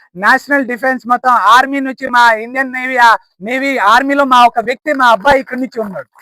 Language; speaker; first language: Telugu; non-native, local second language; Lambadi